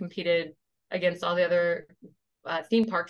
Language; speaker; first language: English; native; English